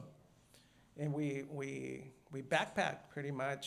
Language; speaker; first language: English; non-native, fluent; Spanish